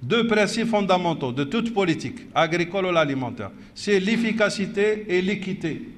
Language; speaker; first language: French; non-native, local second language; Arabic